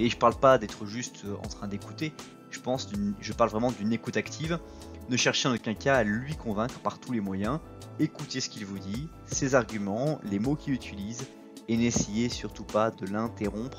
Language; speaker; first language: French; native; French